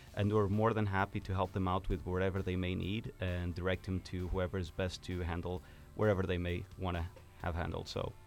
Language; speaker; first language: English; non-native, fluent; Portuguese